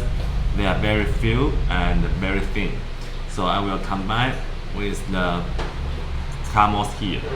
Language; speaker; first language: English; non-native, learner; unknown